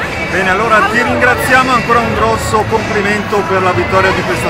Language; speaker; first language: Italian; native; Italian